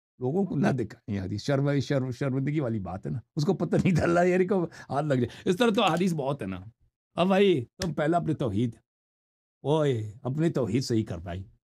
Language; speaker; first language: Urdu; non-native, fluent; Persian